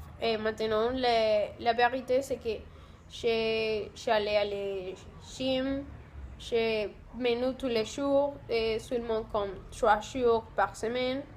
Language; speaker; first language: French; non-native, learner; Spanish